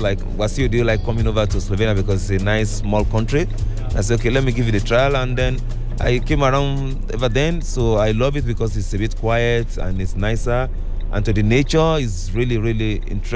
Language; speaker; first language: English; non-native, local second language; Yoruba